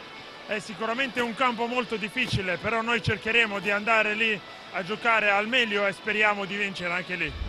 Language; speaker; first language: Italian; non-native, fluent; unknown